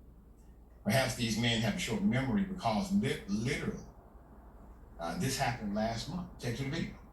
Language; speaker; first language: English; native; English